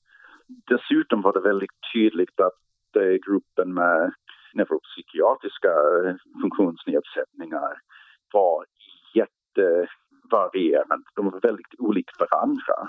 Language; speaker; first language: Swedish; non-native, fluent; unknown